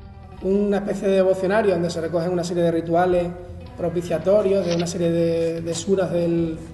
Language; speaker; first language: Spanish; native; Spanish